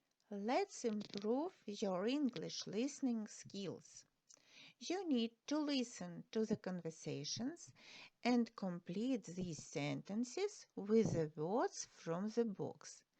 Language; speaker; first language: English; non-native, fluent; Ukrainian